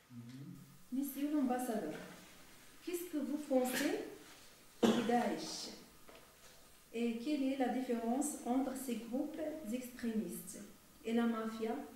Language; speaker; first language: French; non-native, local second language; Arabic